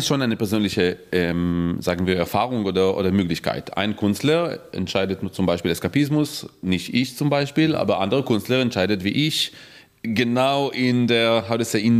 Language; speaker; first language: German; non-native, fluent; Hebrew